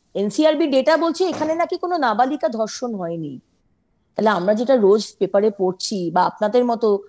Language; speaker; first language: Bangla; native; Bangla